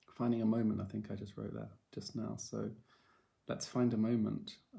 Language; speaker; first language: English; native; English